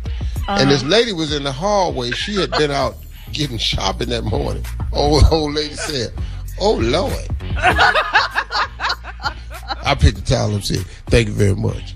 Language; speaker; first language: English; native; English